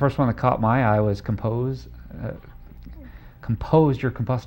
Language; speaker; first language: English; native; English